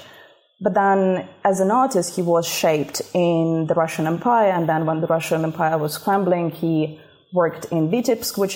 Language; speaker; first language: English; non-native, fluent; Russian